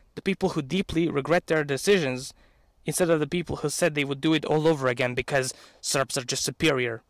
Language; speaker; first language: English; non-native, fluent; Serbian